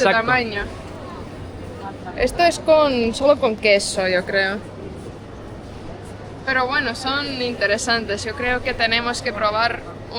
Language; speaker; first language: Spanish; non-native, fluent; Estonian